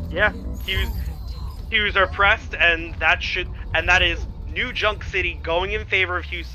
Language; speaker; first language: English; native; English